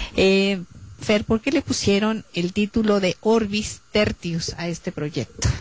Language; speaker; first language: Spanish; native; Spanish